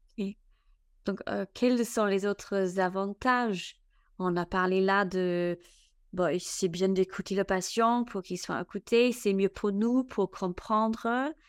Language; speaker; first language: French; non-native, fluent; English